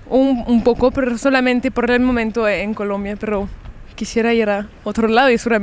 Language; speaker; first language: Spanish; early bilingual, heritage; French